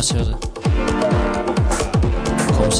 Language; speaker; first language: Catalan; non-native, fluent; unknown